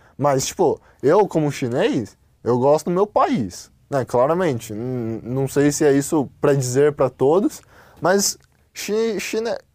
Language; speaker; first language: Portuguese; non-native, fluent; Chinese